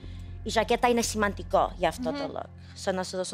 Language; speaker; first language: Greek; early bilingual, heritage; Greek